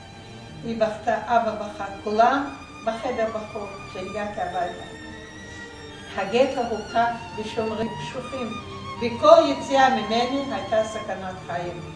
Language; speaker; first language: Hebrew; non-native, fluent; Yiddish